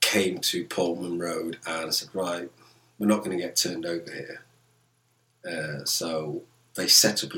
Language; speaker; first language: English; native; English